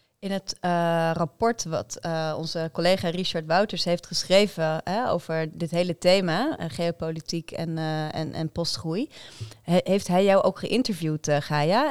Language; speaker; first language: Dutch; native; Dutch